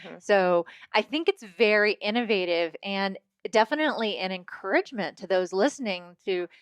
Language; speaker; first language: English; native; English